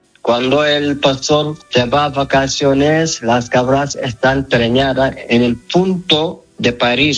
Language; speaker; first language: Spanish; non-native, learner; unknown